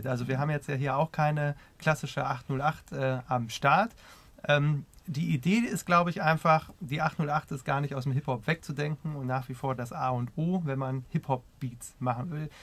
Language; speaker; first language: German; native; German